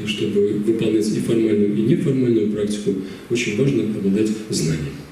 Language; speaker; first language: Russian; native; Russian